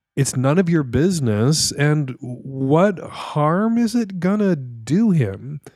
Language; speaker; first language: English; native; English